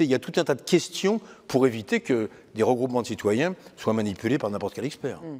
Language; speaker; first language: French; native; French